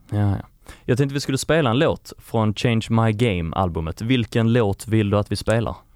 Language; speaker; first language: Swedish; native; Swedish